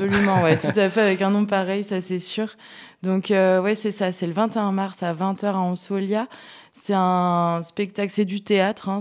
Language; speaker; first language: French; native; French